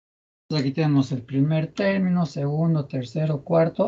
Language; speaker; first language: Spanish; native; Spanish